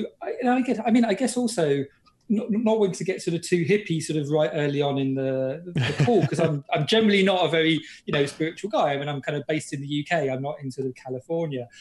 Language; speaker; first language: English; native; English